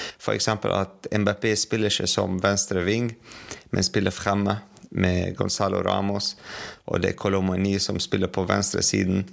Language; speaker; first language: Norwegian; non-native, fluent; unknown